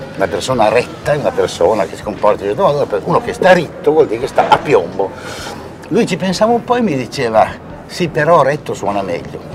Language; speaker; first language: Italian; native; Italian